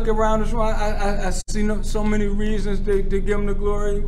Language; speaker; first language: English; native; English